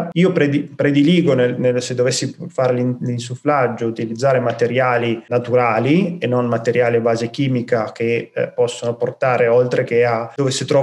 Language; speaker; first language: Italian; native; Italian